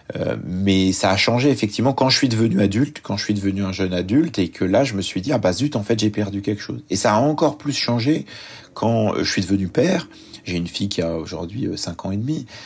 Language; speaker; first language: French; early bilingual, other home language; Arabic